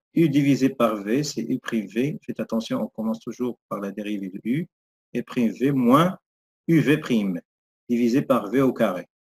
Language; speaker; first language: French; non-native, local second language; Arabic